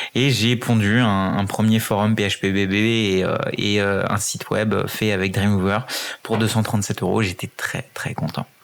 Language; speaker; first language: French; early bilingual, other home language; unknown